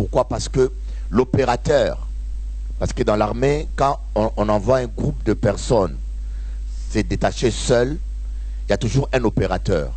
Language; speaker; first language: French; non-native, local second language; Lingala